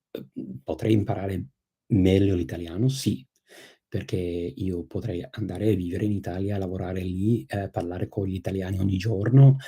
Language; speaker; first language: Italian; non-native, fluent; English